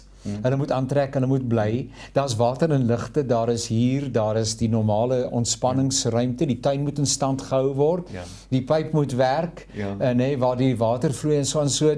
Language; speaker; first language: Afrikaans; native; Afrikaans